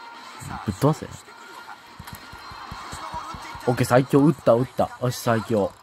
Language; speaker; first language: Japanese; native; Japanese